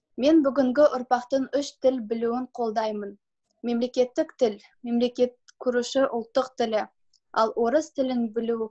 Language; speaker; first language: Kazakh; non-native, local second language; Azerbaijani